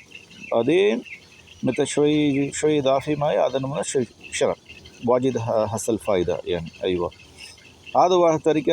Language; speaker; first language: Arabic; non-native, learner; Tamil